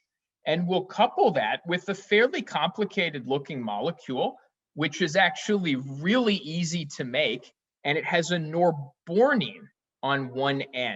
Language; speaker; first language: English; native; English